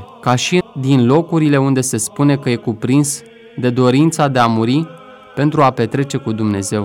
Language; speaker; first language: Romanian; native; Romanian